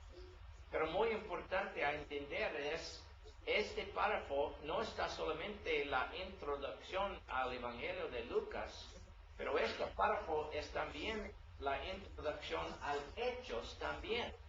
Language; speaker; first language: Spanish; non-native, learner; English